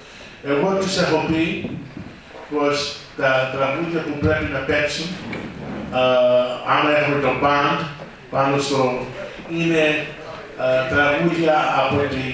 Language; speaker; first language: Greek; early bilingual, heritage; Greek